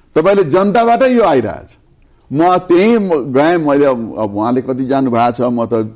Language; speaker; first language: Nepali; non-native, local second language; Bhojpuri